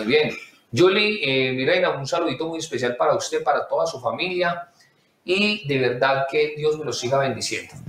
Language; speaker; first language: Spanish; native; Spanish